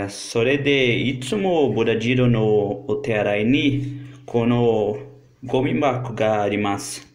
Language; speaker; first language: Japanese; non-native, learner; Portuguese